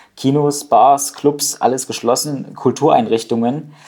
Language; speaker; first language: German; native; German